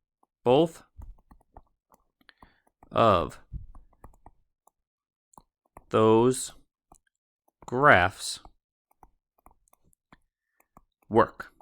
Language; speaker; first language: English; native; English